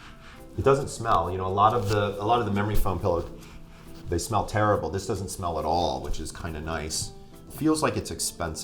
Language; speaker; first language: English; native; English